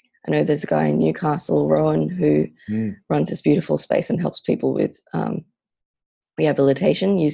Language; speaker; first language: English; non-native, local second language; Filipino